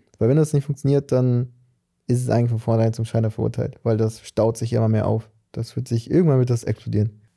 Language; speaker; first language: German; early bilingual, other home language; Portuguese